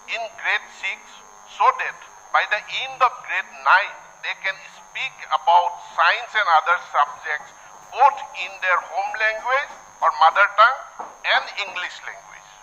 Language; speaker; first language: English; non-native, local second language; Assamese